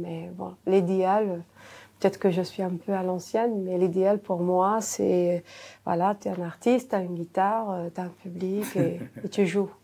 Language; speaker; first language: French; non-native, local second language; Arabic